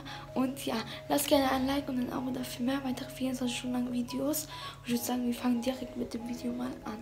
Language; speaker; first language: German; early bilingual, other home language; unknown